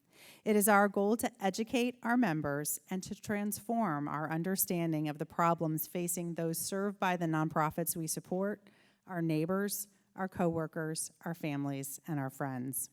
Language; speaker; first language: English; native; English